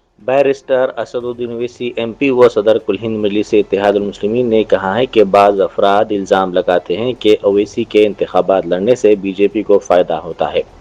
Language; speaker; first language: Urdu; native; Urdu